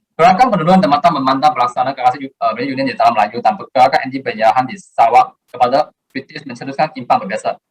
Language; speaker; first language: Malay; non-native, local second language; Chinese